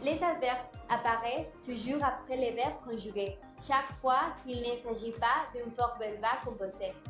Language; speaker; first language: French; non-native, learner; Spanish